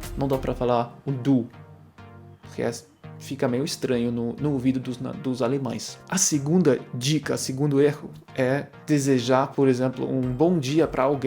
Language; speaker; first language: Portuguese; non-native, fluent; German